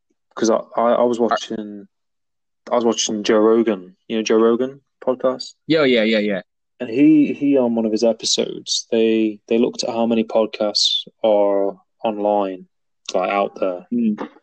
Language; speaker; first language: English; native; English